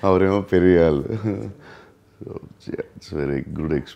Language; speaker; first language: Tamil; non-native, learner; Telugu